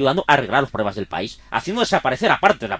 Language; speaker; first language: Spanish; native; Spanish